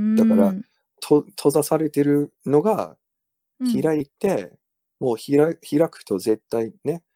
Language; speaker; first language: Japanese; non-native, fluent; English